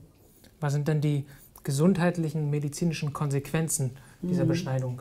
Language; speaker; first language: German; native; German